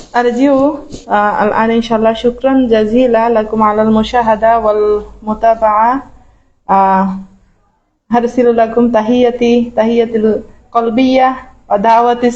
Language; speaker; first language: Arabic; non-native, learner; Bangla